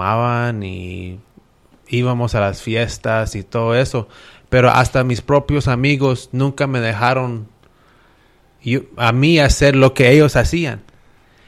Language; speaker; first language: Spanish; non-native, fluent; English